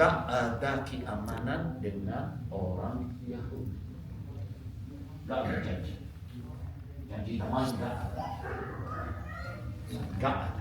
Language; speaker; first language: Indonesian; non-native, fluent; Arabic